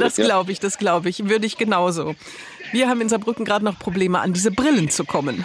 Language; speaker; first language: German; native; German